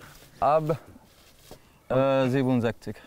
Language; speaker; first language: German; non-native, learner; Hungarian